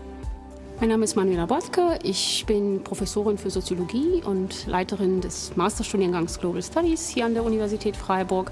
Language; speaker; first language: German; non-native, fluent; Romanian